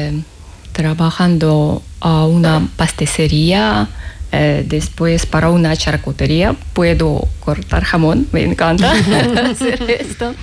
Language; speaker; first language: Spanish; non-native, learner; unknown